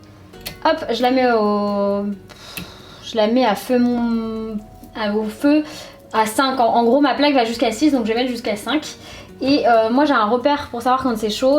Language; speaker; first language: French; native; French